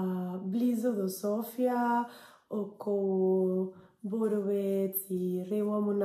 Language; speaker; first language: Bulgarian; non-native, learner; English